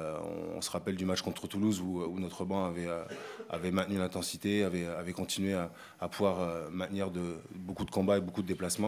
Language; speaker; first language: French; native; French